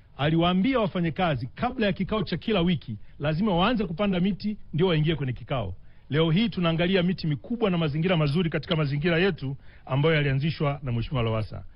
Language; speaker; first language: Swahili; native; Swahili